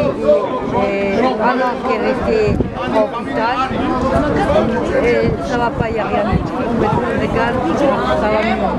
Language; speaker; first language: French; non-native, learner; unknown